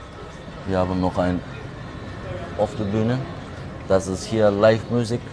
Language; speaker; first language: German; non-native, learner; Turkish